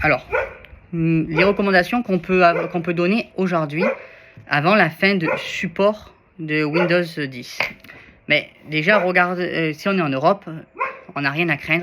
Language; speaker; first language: French; native; French